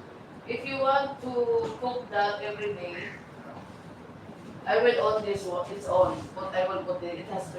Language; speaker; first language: English; non-native, learner; Filipino